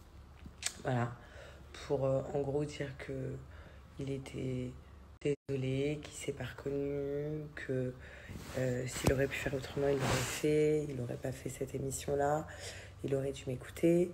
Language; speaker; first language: French; native; French